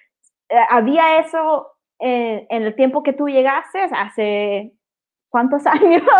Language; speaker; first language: Spanish; early bilingual, heritage; Spanish